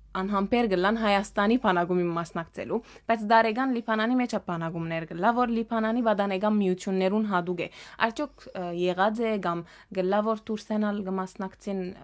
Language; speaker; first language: Armenian; early bilingual, heritage; Armenian